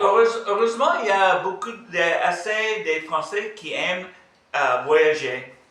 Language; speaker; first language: French; non-native, fluent; English